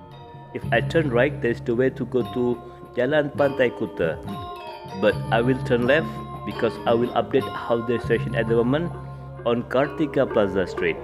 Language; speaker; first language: English; non-native, learner; Indonesian